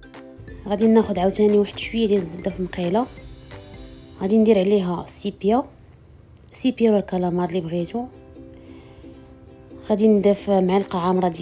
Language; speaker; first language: Arabic; native; Arabic